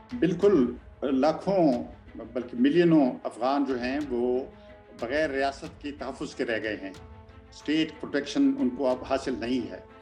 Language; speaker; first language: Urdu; non-native, local second language; Pashto